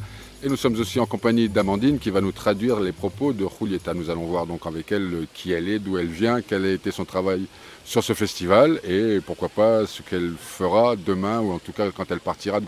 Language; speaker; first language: French; native; French